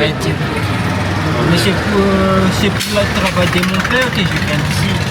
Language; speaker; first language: French; non-native, local second language; Malagasy